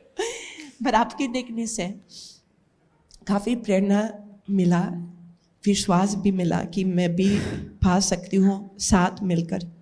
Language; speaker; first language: Hindi; non-native, learner; English